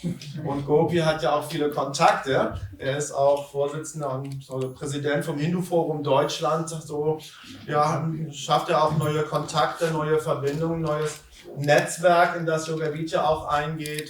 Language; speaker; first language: German; native; German